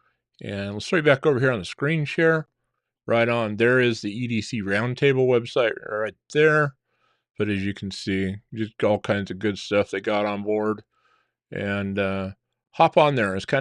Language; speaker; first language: English; native; English